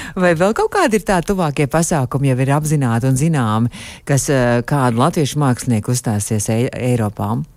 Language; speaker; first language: Latvian; native; Latvian